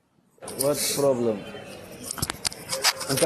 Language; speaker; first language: English; non-native, learner; Arabic